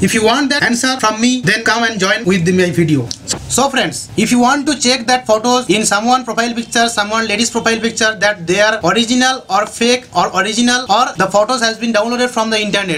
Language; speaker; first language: English; non-native, local second language; Hindi